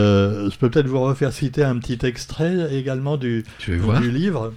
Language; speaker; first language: French; native; French